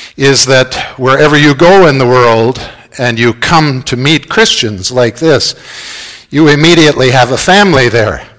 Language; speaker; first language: English; native; English